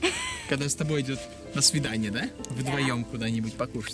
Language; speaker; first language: Russian; native; Russian